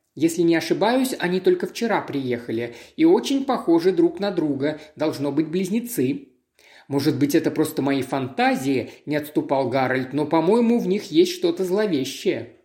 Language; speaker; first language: Russian; native; Russian